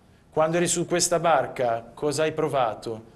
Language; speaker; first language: Italian; native; Italian